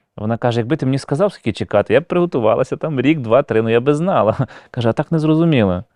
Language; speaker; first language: Ukrainian; native; Ukrainian